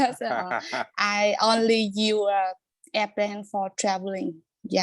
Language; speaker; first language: English; non-native, learner; Vietnamese